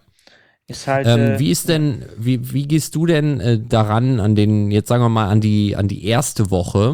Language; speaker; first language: German; native; German